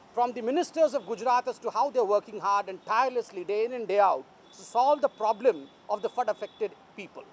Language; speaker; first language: English; non-native, local second language; Hindi